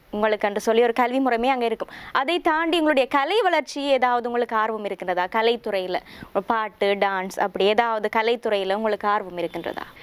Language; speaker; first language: Tamil; native; Tamil